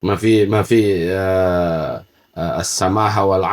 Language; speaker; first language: Arabic; non-native, fluent; Indonesian